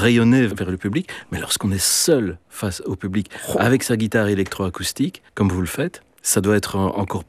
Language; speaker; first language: French; native; French